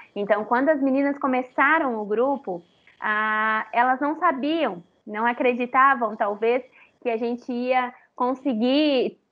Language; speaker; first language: Portuguese; native; Portuguese